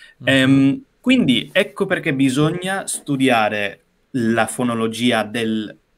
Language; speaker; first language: Italian; non-native, fluent; English